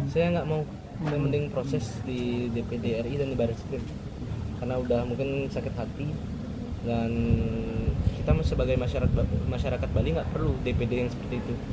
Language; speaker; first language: Indonesian; native; Indonesian